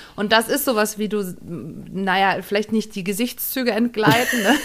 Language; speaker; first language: German; native; German